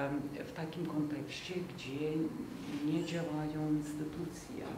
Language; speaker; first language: Polish; non-native, fluent; Lithuanian